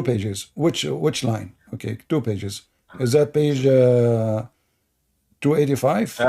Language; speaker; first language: English; non-native, fluent; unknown